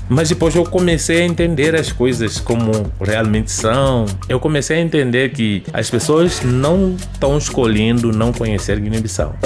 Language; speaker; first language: Portuguese; non-native, local second language; Upper Guinea Crioulo